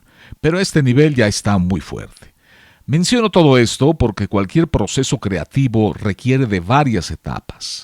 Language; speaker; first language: Spanish; native; Spanish